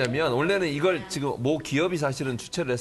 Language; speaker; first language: Korean; native; Korean